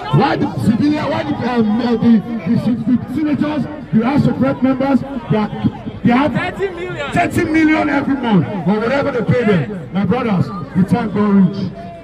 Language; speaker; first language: English; non-native, local second language; Bini